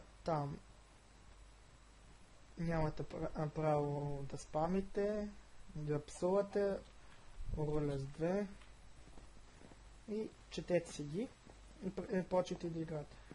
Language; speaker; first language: Bulgarian; native; Bulgarian